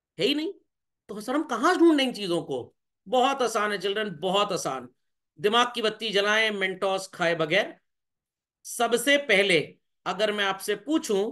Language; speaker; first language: Hindi; native; Hindi